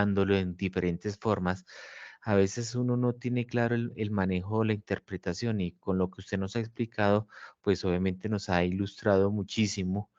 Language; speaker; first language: Spanish; native; Spanish